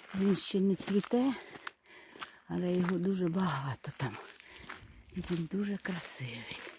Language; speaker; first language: Ukrainian; non-native, local second language; Russian